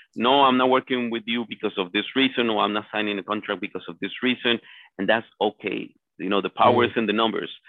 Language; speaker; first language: English; non-native, fluent; Spanish